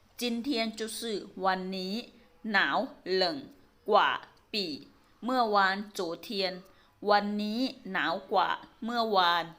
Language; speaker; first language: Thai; native; Thai